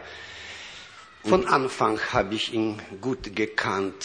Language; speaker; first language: German; non-native, fluent; Polish